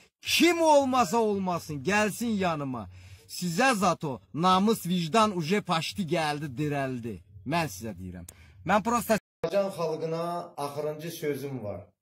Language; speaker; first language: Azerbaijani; early bilingual, heritage; Azerbaijani